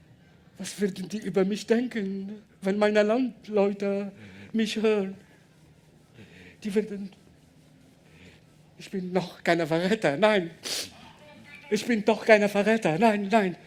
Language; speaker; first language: German; non-native, learner; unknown